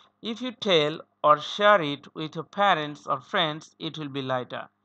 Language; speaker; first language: English; non-native, local second language; Bangla